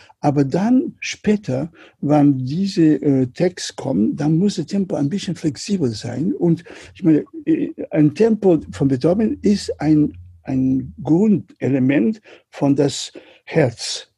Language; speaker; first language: German; non-native, learner; Catalan